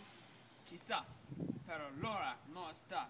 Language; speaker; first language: Spanish; non-native, learner; English